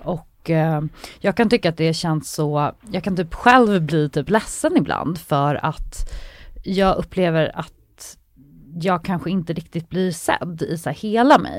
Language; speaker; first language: Swedish; native; Swedish